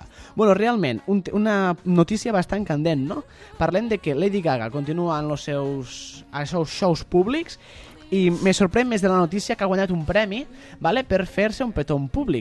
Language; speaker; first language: Catalan; native; Catalan